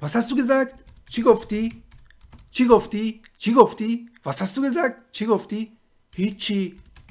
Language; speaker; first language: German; non-native, fluent; Persian